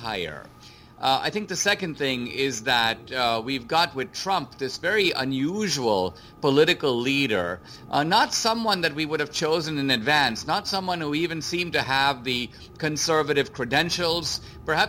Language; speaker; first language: English; non-native, local second language; Konkani